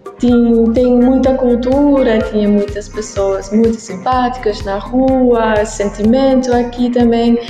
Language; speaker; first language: Portuguese; non-native, learner; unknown